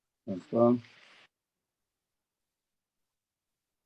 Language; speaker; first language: French; non-native, learner; Turkish